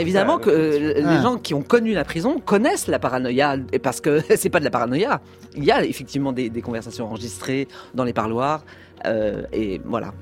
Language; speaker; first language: French; native; French